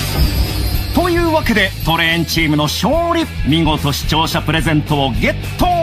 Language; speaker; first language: Japanese; native; Japanese